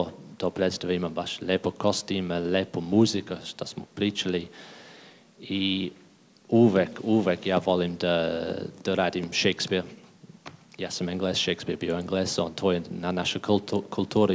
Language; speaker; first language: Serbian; non-native, learner; English